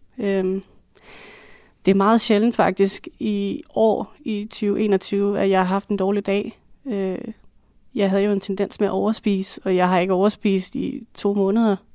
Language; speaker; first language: Danish; native; Danish